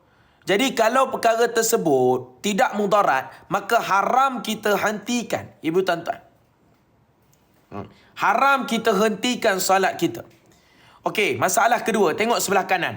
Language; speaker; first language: Malay; native; Malay